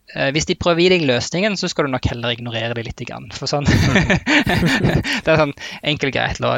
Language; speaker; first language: Norwegian; native; Norwegian